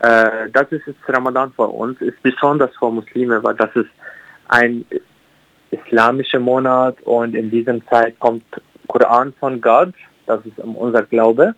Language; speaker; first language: German; non-native, learner; Arabic